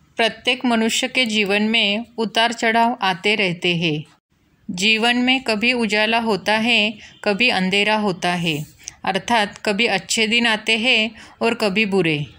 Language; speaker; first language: Hindi; non-native, local second language; Marathi